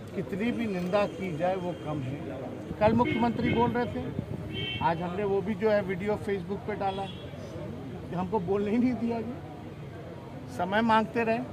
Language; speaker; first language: Hindi; native; Hindi